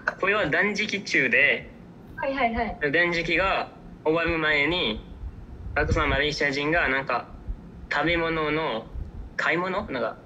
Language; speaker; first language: Japanese; non-native, learner; Malay